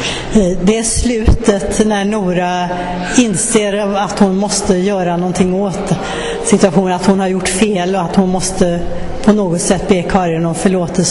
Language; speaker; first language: Swedish; native; Swedish